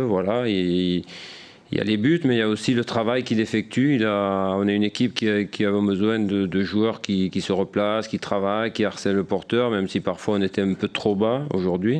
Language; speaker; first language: French; native; French